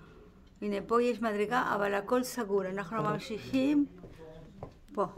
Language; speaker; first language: Hebrew; non-native, learner; Spanish